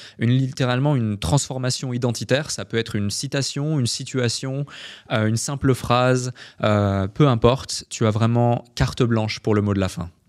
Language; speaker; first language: French; native; French